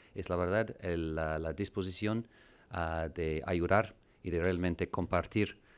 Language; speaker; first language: Spanish; non-native, fluent; English